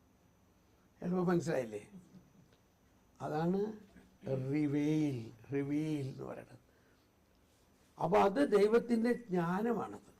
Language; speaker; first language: Malayalam; native; Malayalam